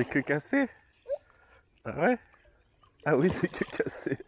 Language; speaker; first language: French; native; French